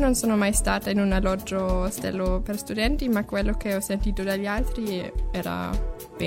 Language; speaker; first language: Italian; non-native, learner; German